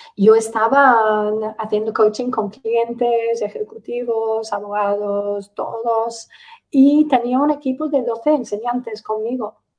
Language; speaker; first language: Spanish; non-native, fluent; English